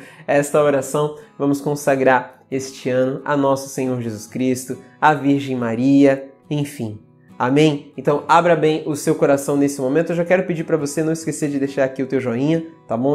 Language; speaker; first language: Portuguese; native; Portuguese